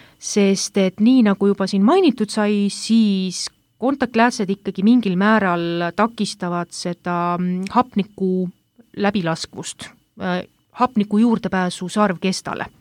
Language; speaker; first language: Estonian; native; Estonian